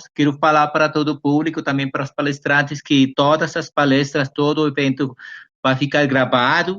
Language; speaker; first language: Portuguese; non-native, fluent; Spanish